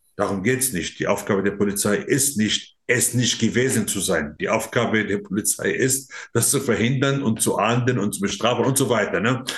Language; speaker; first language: German; non-native, fluent; Arabic